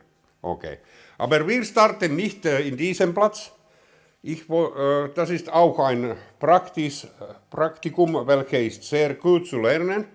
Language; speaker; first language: German; non-native, learner; Finnish